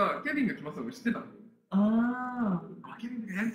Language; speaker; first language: Japanese; native; Japanese